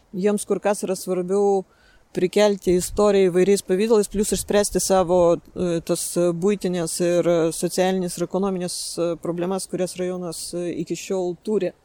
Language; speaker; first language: Lithuanian; non-native, local second language; Russian